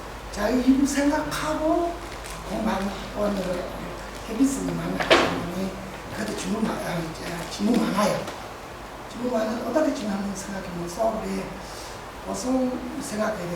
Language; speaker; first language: Korean; non-native, learner; Tibetan